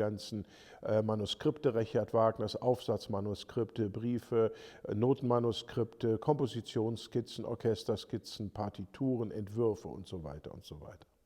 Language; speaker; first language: German; native; German